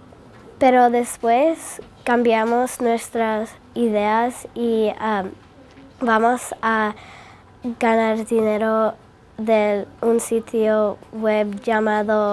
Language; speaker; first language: Spanish; non-native, learner; English